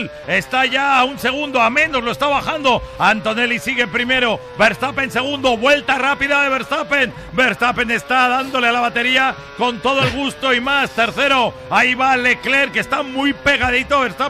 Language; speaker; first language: Spanish; native; Spanish